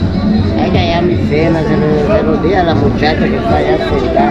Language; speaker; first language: Spanish; native; Spanish